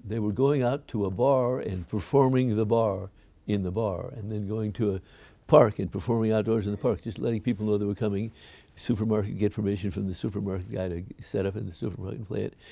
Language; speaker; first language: English; native; English